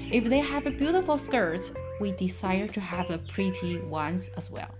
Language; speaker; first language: English; non-native, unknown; Chinese